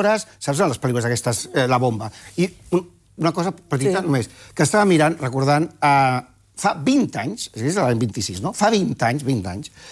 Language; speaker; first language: Catalan; native; Catalan